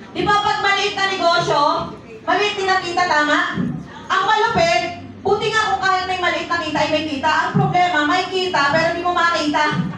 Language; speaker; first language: Filipino; native; Filipino